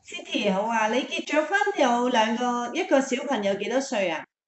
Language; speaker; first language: Cantonese; native; Cantonese